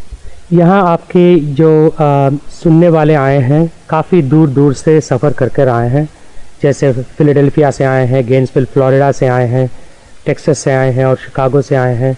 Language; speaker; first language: Hindi; native; Hindi